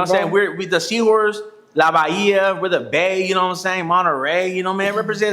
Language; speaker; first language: English; native; English